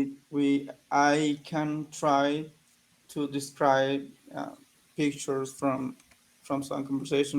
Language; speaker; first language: English; non-native, learner; Spanish